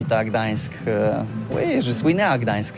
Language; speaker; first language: French; non-native, learner; Polish